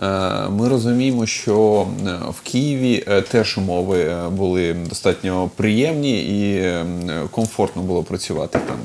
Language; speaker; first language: Ukrainian; non-native, local second language; Russian